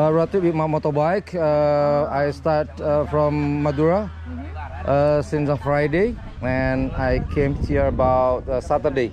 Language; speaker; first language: English; non-native, learner; Indonesian